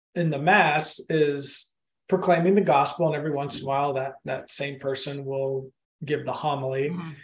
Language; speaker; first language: English; native; English